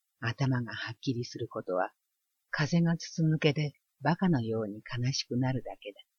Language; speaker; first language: Japanese; native; Japanese